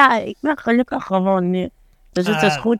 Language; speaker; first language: Dutch; non-native, fluent; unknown